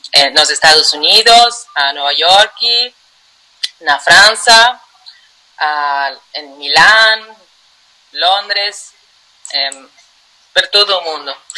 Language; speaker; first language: Portuguese; non-native, learner; Spanish